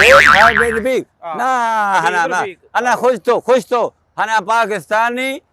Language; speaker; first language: Arabic; non-native, learner; Punjabi